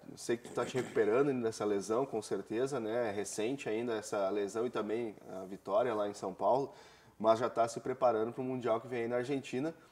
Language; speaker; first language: Portuguese; native; Portuguese